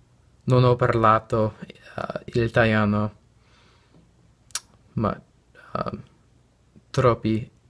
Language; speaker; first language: Italian; non-native, learner; English